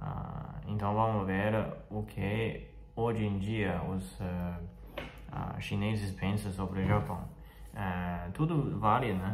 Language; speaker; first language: Portuguese; non-native, fluent; Chinese